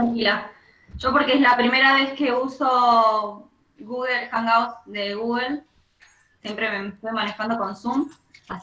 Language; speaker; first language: Spanish; native; Spanish